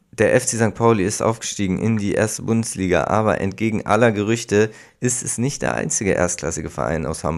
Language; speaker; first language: German; native; German